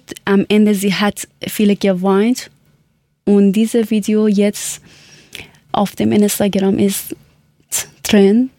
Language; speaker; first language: German; non-native, learner; Persian